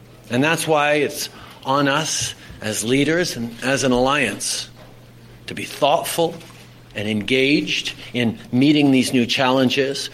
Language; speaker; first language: English; native; English